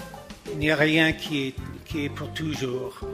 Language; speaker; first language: French; non-native, learner; English